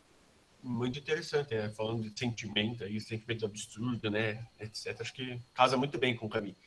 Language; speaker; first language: Portuguese; native; Portuguese